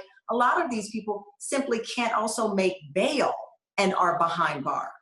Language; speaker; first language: English; native; English